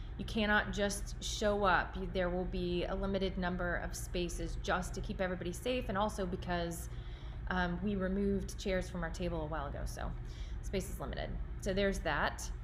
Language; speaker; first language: English; native; English